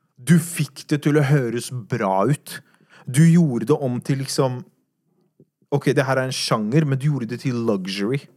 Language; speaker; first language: Norwegian; native; Norwegian